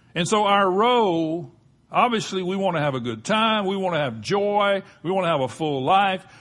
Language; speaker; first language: English; native; English